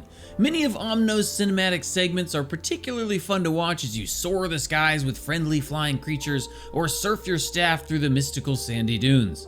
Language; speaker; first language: English; native; English